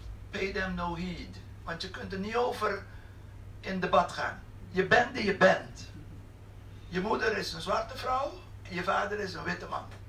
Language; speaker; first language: Dutch; non-native, local second language; Papiamento